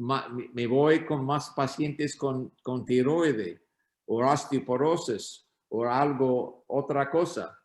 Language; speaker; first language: Spanish; non-native, learner; English